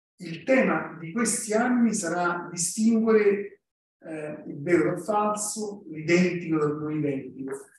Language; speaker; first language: Italian; native; Italian